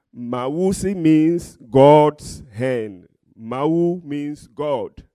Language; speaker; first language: English; non-native, fluent; Ewe